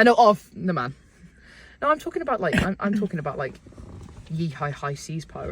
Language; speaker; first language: English; native; English